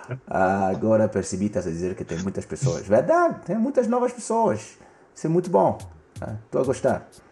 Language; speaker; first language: Portuguese; non-native, fluent; French